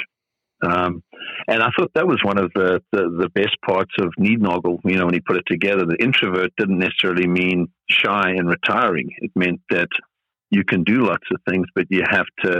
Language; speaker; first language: English; native; English